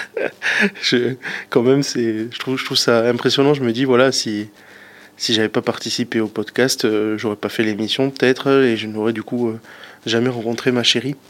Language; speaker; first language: French; native; French